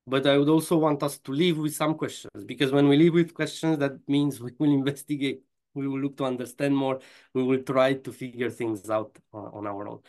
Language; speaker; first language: English; non-native, fluent; Romanian